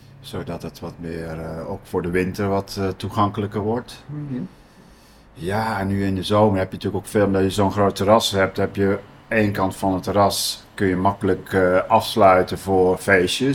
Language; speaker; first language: Dutch; native; Dutch